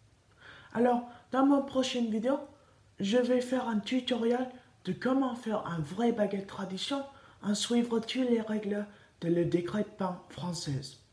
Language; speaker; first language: French; non-native, learner; Spanish